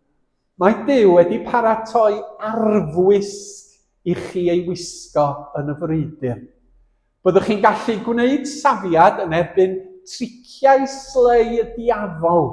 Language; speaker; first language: Welsh; native; Welsh